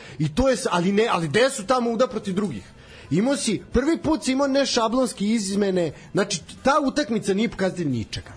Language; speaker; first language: Serbian; non-native, local second language; Rusyn